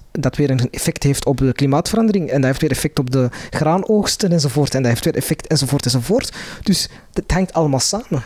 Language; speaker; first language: Dutch; non-native, local second language; Arabic